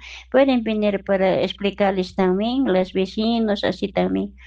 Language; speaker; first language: Spanish; non-native, local second language; Aymara